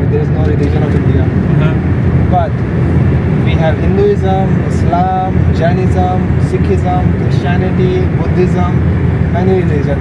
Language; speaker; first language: English; non-native, local second language; Hindi